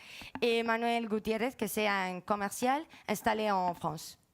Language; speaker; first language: French; non-native, fluent; Spanish